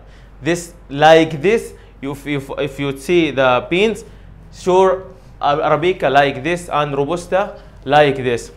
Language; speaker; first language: English; non-native, learner; Arabic